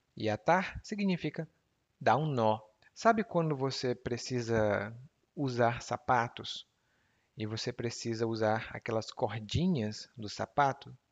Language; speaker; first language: Portuguese; native; Portuguese